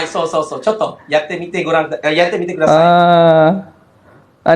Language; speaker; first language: Japanese; non-native, fluent; Malay